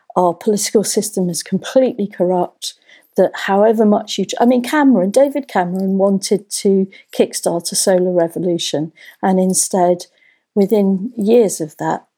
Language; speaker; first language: English; native; English